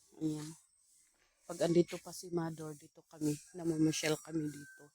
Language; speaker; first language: Filipino; non-native, local second language; Iloko